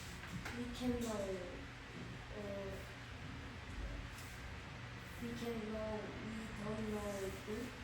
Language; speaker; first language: English; non-native, learner; Korean